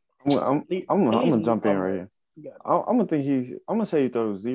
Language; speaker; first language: English; native; English